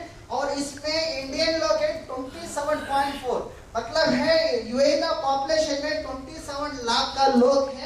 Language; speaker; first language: Hindi; non-native, local second language; Tamil